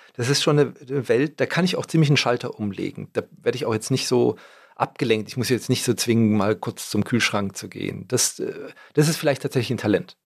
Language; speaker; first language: German; native; German